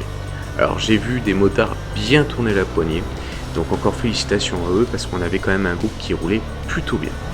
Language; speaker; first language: French; native; French